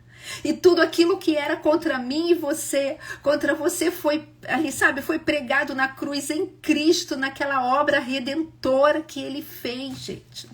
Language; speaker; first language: Portuguese; native; Portuguese